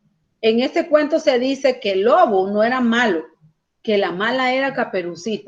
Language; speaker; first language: Spanish; native; Spanish